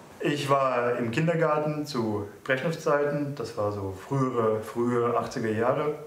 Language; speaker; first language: German; non-native, fluent; Russian